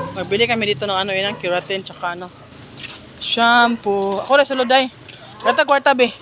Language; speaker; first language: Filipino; non-native, local second language; Cebuano